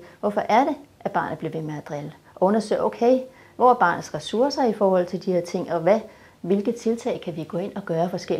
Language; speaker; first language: Danish; native; Danish